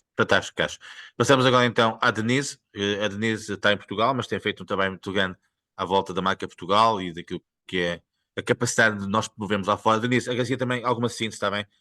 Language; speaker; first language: Portuguese; native; Portuguese